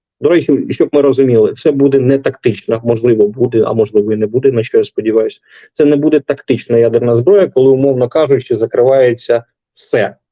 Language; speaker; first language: Ukrainian; non-native, local second language; Russian